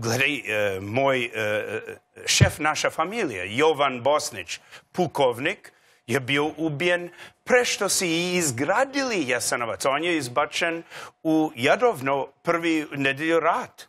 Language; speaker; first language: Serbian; non-native, learner; English